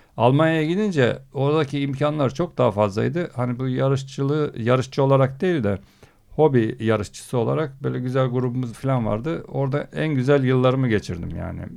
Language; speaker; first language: Turkish; early bilingual, heritage; Turkish